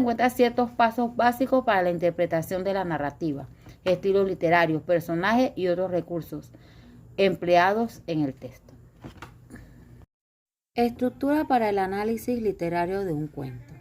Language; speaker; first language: Spanish; native; Spanish